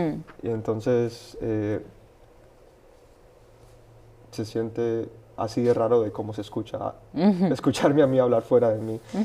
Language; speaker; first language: Spanish; early bilingual, heritage; Spanish